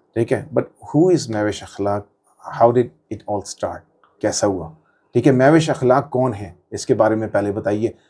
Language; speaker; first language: Urdu; native; Urdu